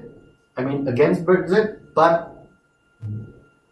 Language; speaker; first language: English; non-native, local second language; Malay